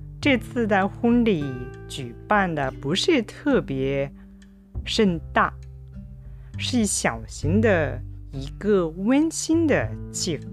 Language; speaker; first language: Chinese; non-native, fluent; Japanese